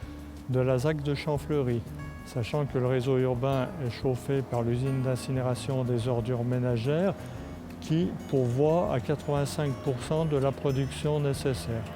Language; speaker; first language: French; native; French